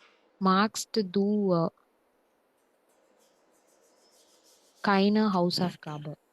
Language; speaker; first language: German; non-native, learner; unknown